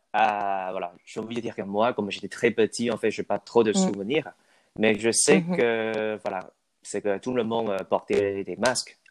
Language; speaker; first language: French; non-native, fluent; Chinese